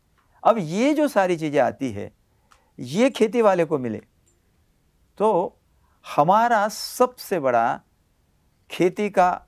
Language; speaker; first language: Hindi; native; Hindi